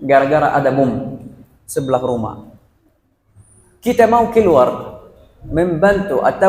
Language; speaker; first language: Indonesian; non-native, fluent; Arabic